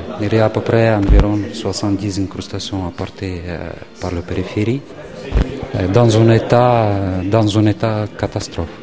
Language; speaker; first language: French; non-native, fluent; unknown